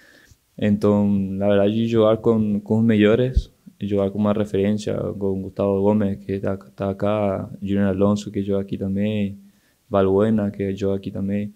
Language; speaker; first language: Portuguese; non-native, local second language; Spanish